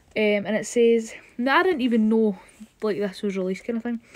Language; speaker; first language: English; native; English